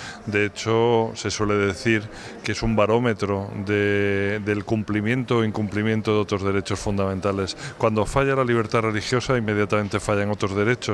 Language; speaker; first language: Spanish; native; Spanish